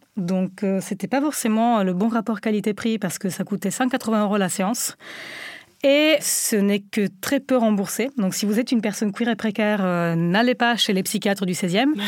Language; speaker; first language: French; non-native, fluent; Italian